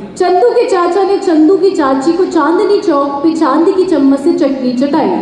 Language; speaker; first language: Hindi; native; Hindi